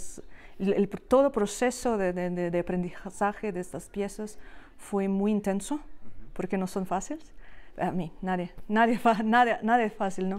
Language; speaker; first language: Spanish; non-native, fluent; Portuguese